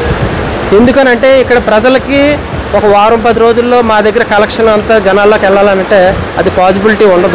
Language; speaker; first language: Telugu; native; Telugu